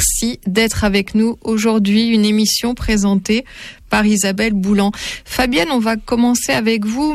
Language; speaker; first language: French; native; French